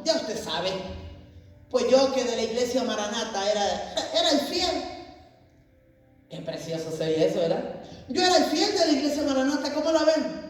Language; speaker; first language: Spanish; native; Spanish